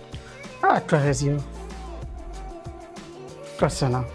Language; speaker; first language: Hungarian; non-native, learner; Hindi